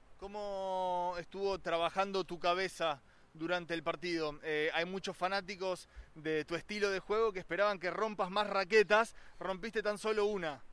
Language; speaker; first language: Spanish; native; Spanish